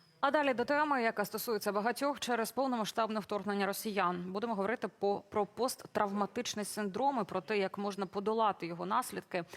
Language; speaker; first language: Ukrainian; native; Ukrainian